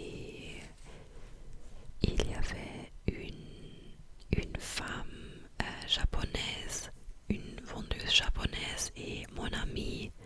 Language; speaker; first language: French; non-native, fluent; German